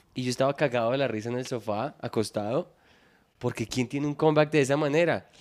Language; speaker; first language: Spanish; native; Spanish